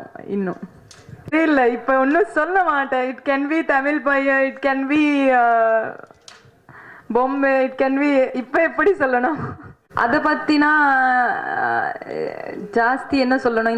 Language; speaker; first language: Tamil; non-native, learner; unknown